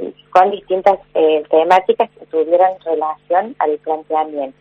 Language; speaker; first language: Spanish; native; Spanish